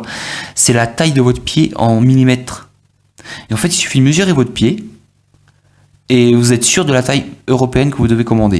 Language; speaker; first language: French; native; French